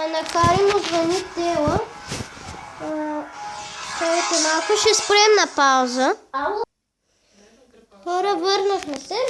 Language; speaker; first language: Bulgarian; native; Bulgarian